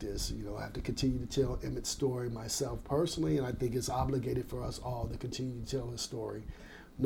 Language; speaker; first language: English; native; English